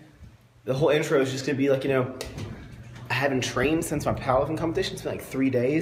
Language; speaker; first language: English; native; English